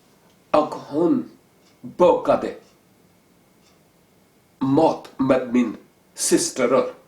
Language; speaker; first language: Swedish; non-native, learner; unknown